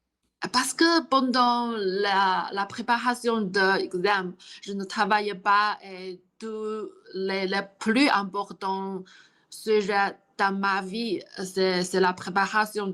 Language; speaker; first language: French; non-native, learner; Chinese